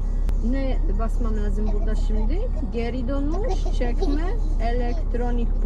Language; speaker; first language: Turkish; non-native, fluent; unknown